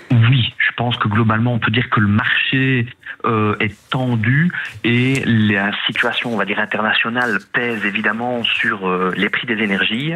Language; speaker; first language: French; native; French